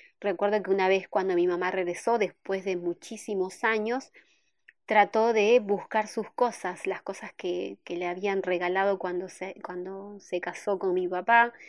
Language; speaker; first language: Spanish; native; Spanish